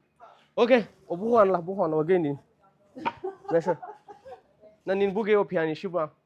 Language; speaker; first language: Chinese; non-native, learner; Bangla